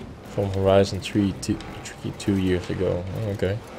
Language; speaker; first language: English; non-native, fluent; Dutch